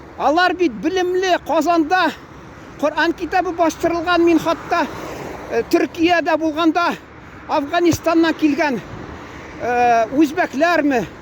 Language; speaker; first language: Tatar; early bilingual, heritage; Tatar